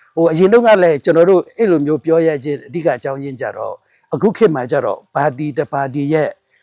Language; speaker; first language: Burmese; non-native, local second language; Mon